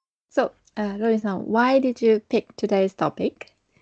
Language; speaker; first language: English; non-native, fluent; Japanese